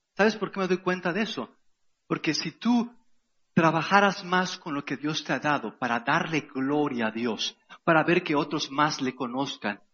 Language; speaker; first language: Spanish; native; Spanish